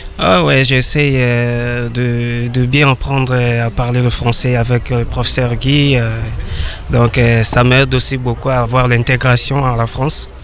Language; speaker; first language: French; non-native, local second language; Lingala